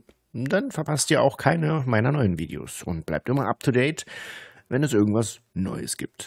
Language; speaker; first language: German; native; German